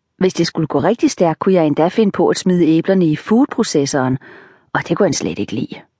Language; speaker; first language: Danish; native; Danish